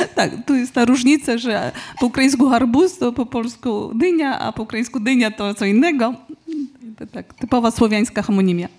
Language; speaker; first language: Ukrainian; non-native, fluent; Polish